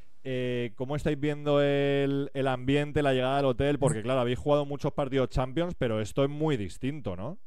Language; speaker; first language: Spanish; native; Spanish